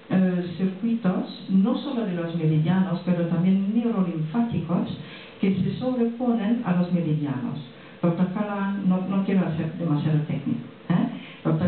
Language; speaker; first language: Spanish; non-native, fluent; French